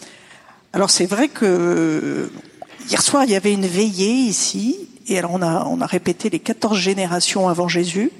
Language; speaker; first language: French; native; French